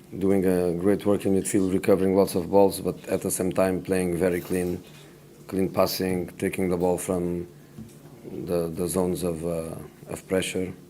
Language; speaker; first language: English; non-native, fluent; Portuguese